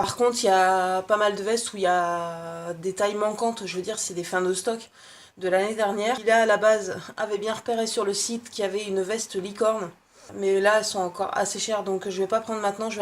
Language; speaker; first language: French; native; French